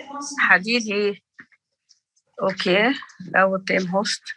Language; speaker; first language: French; non-native, learner; Arabic